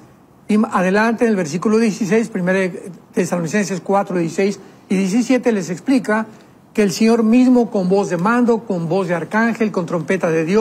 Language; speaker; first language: Spanish; native; Spanish